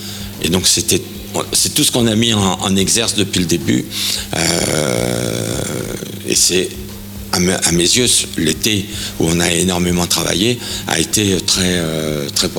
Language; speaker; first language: French; native; French